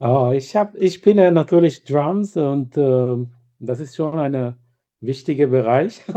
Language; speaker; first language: German; non-native, fluent; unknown